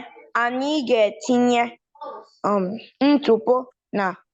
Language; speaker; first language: Igbo; non-native, learner; English